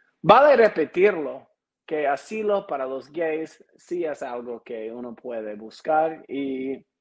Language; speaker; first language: Spanish; non-native, learner; English